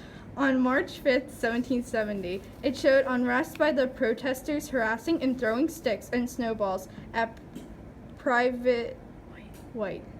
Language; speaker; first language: English; native; English